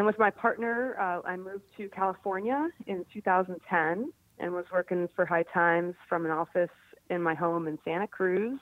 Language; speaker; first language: English; native; English